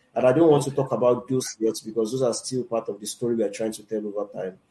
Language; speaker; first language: English; non-native, local second language; Yoruba